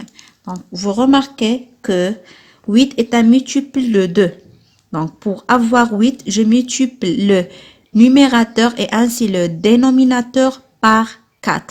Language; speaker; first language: French; non-native, local second language; Arabic